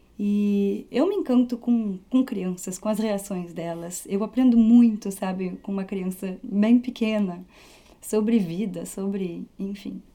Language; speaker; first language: Portuguese; early bilingual, heritage; Portuguese